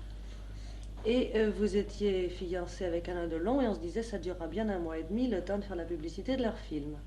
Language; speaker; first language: French; native; French